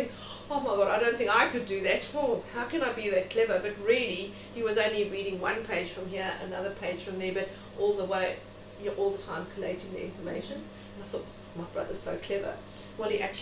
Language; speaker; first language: English; native; English